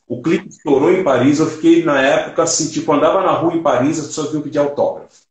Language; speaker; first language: Portuguese; early bilingual, other home language; Swahili